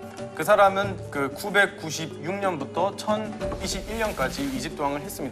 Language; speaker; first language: Korean; non-native, fluent; Arabic